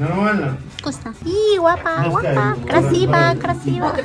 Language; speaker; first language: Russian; non-native, learner; Spanish